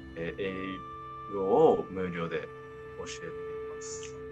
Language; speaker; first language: Japanese; non-native, fluent; English